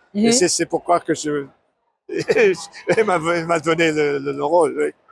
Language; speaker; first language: French; non-native, learner; English